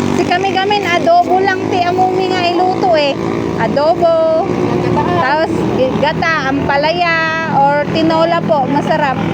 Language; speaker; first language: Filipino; non-native, local second language; Cebuano